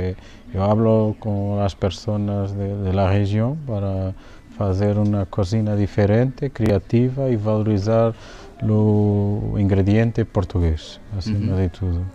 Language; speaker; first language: Spanish; non-native, learner; Portuguese